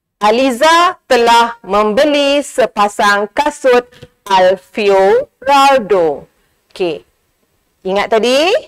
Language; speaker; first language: Malay; native; Malay